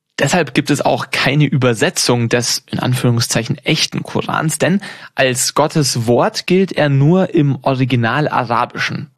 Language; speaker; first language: German; native; German